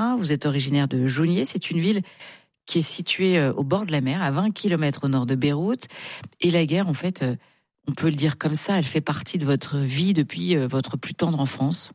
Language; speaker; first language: French; native; French